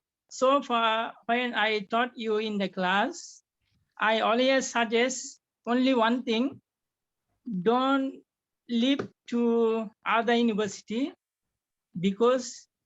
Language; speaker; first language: English; non-native, fluent; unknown